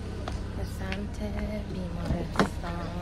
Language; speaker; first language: Persian; native; Persian